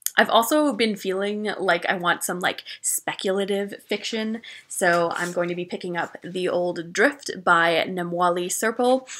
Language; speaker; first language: English; native; English